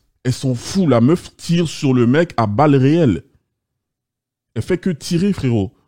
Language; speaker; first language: French; native; French